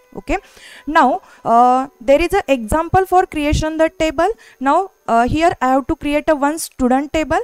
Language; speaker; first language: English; non-native, local second language; Marathi